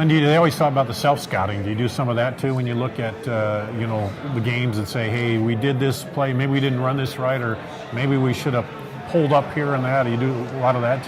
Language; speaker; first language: English; native; English